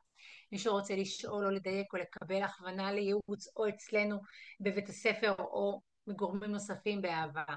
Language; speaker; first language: Hebrew; native; Hebrew